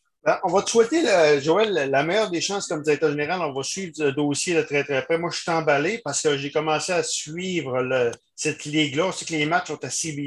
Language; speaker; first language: French; native; French